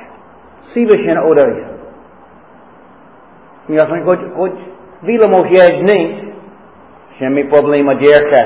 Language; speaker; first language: Hungarian; non-native, fluent; English